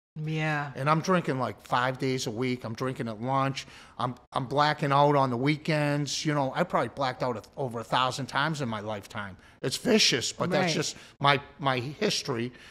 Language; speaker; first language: English; native; English